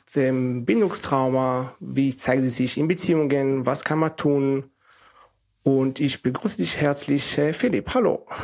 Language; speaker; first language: German; non-native, fluent; Hebrew